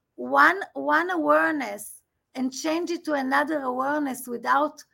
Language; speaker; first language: English; non-native, fluent; Hebrew